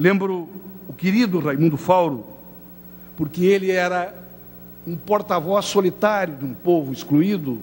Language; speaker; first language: Portuguese; native; Portuguese